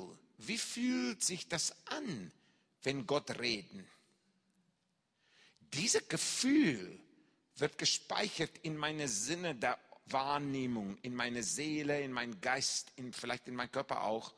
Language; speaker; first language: German; non-native, fluent; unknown